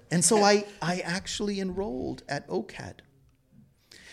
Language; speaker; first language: English; native; English